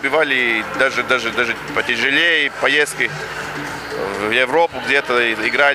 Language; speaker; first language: Russian; non-native, fluent; Latvian